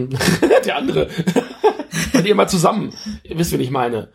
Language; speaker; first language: German; native; German